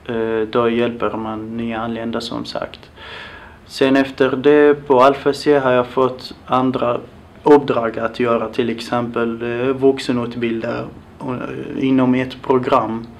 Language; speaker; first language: Swedish; non-native, fluent; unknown